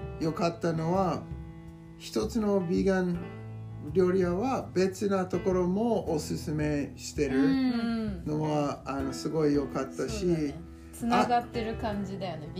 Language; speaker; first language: Japanese; non-native, learner; English